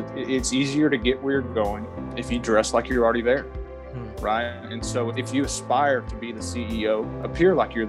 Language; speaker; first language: English; native; English